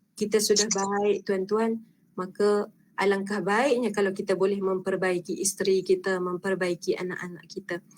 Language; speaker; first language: Malay; native; Malay